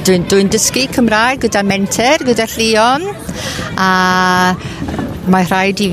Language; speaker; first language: Welsh; non-native, learner; English